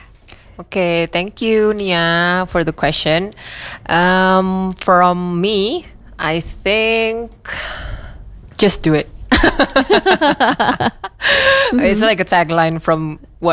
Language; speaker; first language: English; non-native, fluent; Indonesian